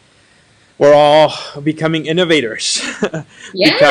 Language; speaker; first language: English; native; English